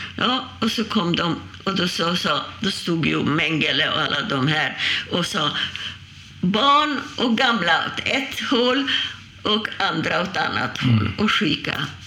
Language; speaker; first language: Swedish; non-native, fluent; Hungarian